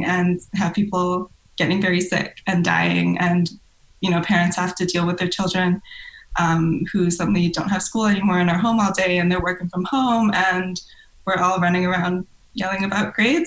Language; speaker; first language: English; non-native, local second language; Cantonese